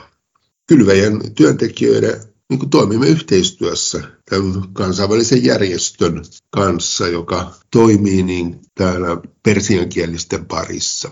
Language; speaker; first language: Finnish; native; Finnish